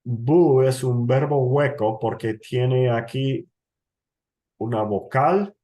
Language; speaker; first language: Spanish; non-native, fluent; English